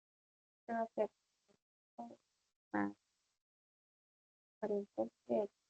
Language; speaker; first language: Spanish; native; Spanish